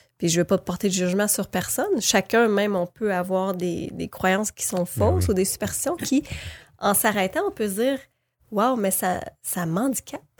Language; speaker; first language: French; native; French